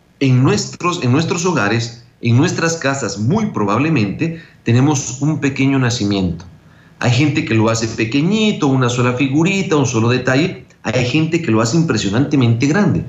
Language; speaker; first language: Spanish; native; Spanish